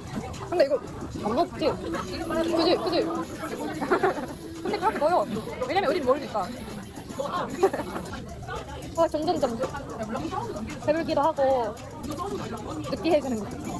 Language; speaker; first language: Korean; non-native, learner; Japanese